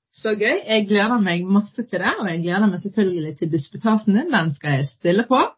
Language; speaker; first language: Norwegian; early bilingual, other home language; Arabic